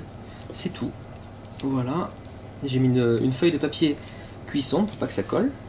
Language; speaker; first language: French; native; French